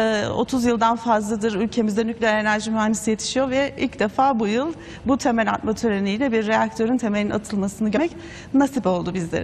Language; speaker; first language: Turkish; native; Turkish